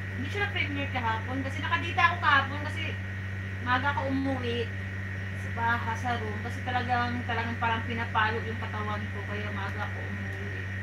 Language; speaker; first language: Filipino; native; Filipino